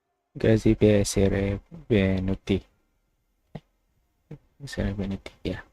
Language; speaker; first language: Italian; non-native, learner; Indonesian